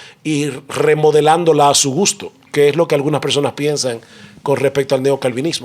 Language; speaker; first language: Spanish; native; Spanish